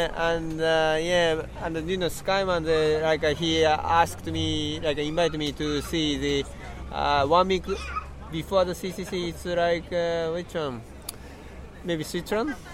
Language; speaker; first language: English; non-native, learner; Japanese